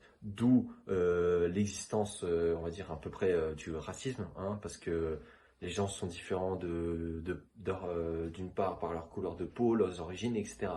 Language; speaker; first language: French; native; French